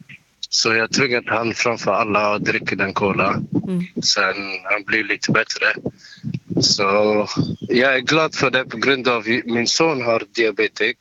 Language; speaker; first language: Swedish; non-native, learner; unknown